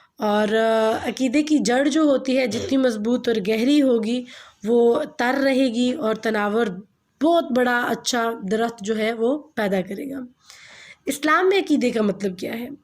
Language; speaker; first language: Urdu; non-native, local second language; Punjabi